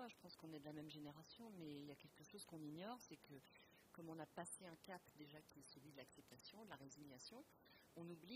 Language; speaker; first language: French; native; French